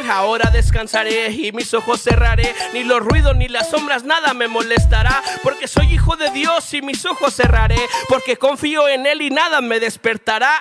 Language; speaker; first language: Spanish; native; Spanish